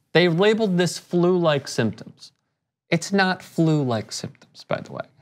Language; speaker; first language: English; native; English